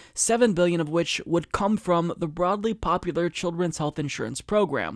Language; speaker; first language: English; native; English